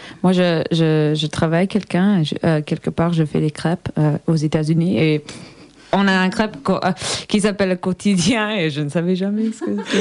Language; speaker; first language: French; non-native, learner; English